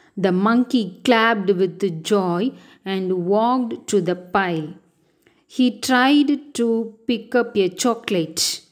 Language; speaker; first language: English; non-native, local second language; Tamil